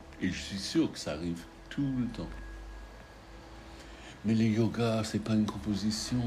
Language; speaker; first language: French; non-native, fluent; English